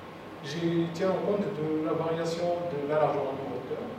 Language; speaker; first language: French; non-native, local second language; Arabic